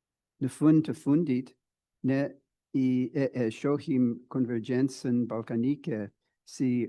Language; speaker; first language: Albanian; non-native, fluent; English